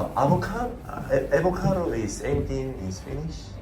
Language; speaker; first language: English; non-native, learner; Korean